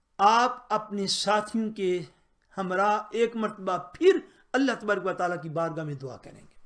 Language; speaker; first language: Urdu; non-native, local second language; Punjabi